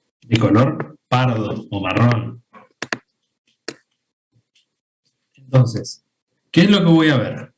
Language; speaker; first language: Spanish; native; Spanish